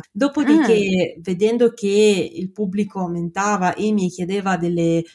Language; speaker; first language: Italian; native; Italian